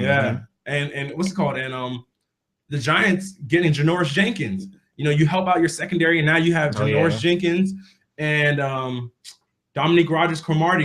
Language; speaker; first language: English; native; English